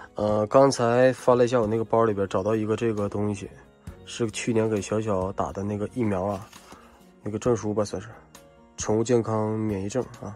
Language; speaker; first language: Chinese; native; Chinese